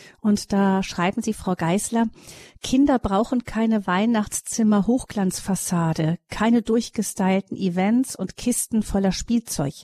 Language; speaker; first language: German; native; German